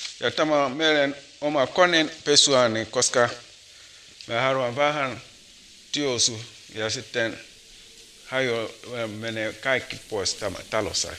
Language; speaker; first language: Finnish; non-native, learner; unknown